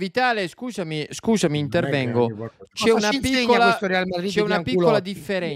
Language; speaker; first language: Italian; native; Italian